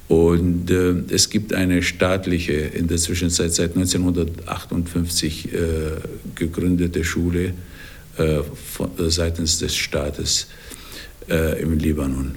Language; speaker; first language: German; non-native, fluent; Arabic